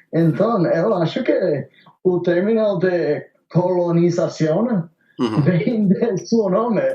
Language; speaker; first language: Portuguese; non-native, learner; Spanish